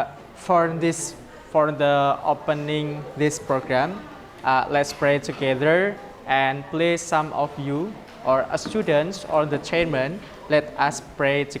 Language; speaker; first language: English; non-native, learner; Indonesian